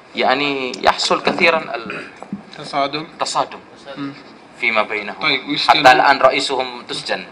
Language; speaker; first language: Arabic; non-native, fluent; Indonesian